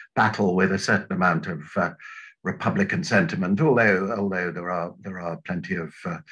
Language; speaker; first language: English; native; English